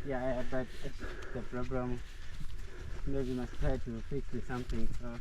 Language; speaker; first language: English; non-native, learner; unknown